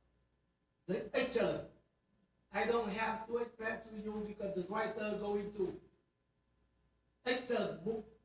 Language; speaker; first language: English; non-native, learner; Vietnamese